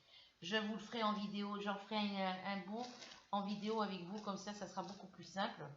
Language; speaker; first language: French; native; French